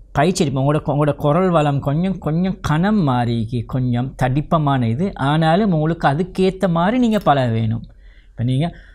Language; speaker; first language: Tamil; native; Tamil